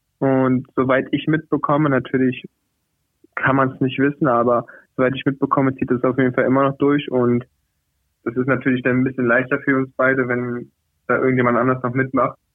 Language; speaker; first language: German; early bilingual, other home language; Portuguese